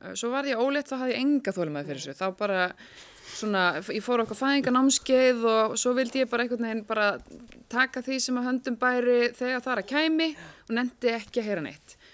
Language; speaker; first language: Icelandic; native; Icelandic